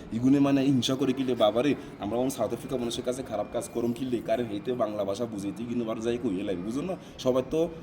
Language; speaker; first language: Bangla; non-native, fluent; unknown